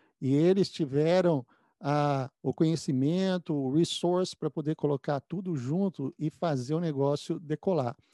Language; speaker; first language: Portuguese; native; Portuguese